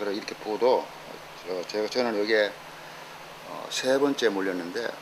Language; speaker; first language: Korean; native; Korean